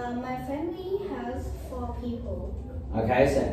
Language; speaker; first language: English; non-native, learner; Vietnamese